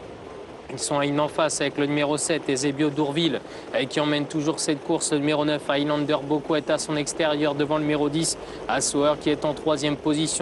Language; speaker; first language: French; native; French